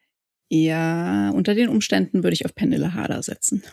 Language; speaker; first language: German; native; German